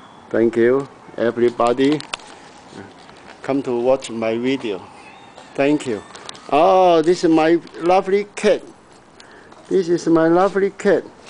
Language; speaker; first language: English; non-native, learner; Cantonese